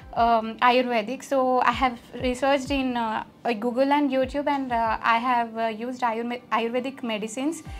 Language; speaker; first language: English; non-native, local second language; Telugu